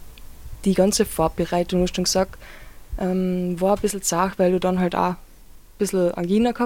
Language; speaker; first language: German; native; German